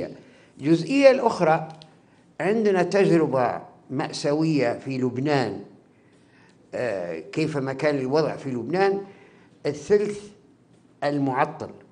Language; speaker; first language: Arabic; native; Arabic